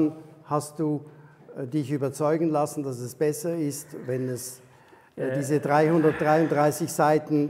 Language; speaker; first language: German; native; German